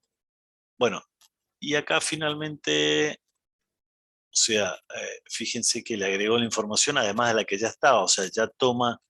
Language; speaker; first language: Spanish; native; Spanish